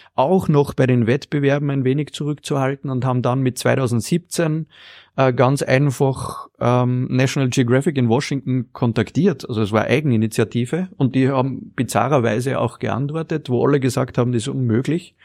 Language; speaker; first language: German; native; German